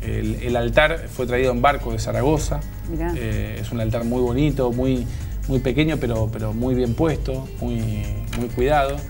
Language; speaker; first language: Spanish; native; Spanish